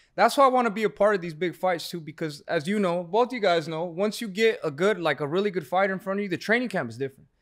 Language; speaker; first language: English; native; English